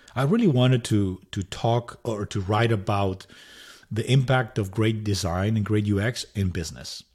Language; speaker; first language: English; non-native, fluent; Spanish